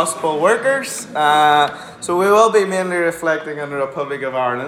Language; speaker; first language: English; native; English